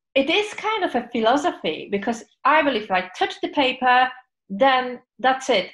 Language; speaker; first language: English; non-native, fluent; Polish